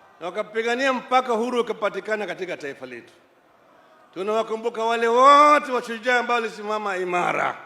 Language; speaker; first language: Swahili; non-native, local second language; Luo (Kenya and Tanzania)